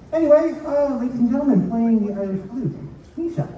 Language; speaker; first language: English; native; English